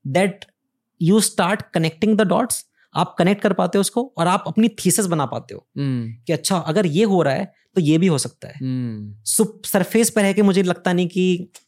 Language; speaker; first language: Hindi; native; Hindi